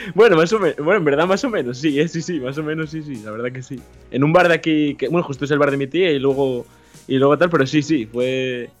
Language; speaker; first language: Spanish; native; Spanish